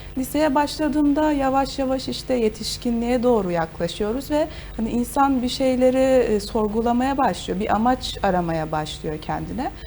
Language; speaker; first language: Turkish; native; Turkish